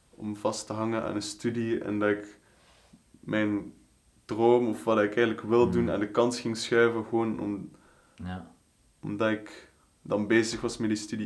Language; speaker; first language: Dutch; native; Dutch